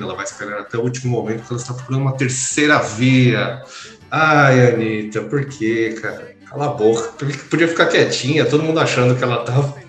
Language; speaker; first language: Portuguese; native; Portuguese